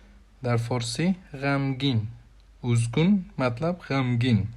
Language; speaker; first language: Persian; non-native, fluent; Urdu